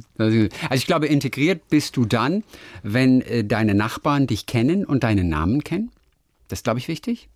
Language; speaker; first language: German; native; German